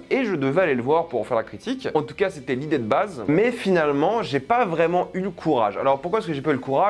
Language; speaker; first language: French; native; French